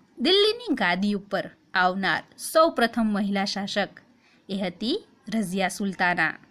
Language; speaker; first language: Gujarati; native; Gujarati